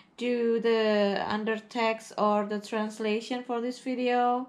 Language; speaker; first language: English; non-native, learner; Indonesian